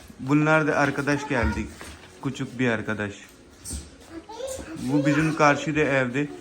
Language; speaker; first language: Turkish; non-native, learner; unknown